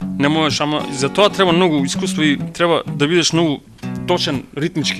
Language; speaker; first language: Macedonian; non-native, local second language; Turkish